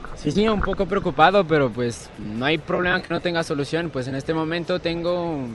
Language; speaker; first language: Spanish; native; Spanish